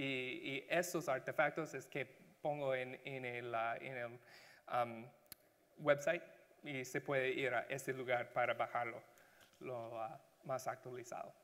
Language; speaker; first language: Spanish; non-native, learner; English